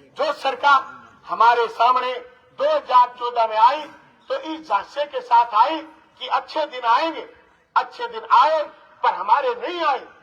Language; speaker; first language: Hindi; native; Hindi